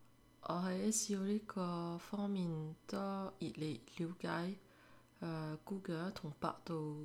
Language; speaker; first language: Cantonese; early bilingual, heritage; French